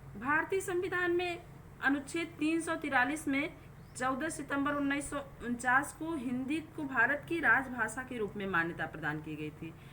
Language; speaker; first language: Hindi; native; Hindi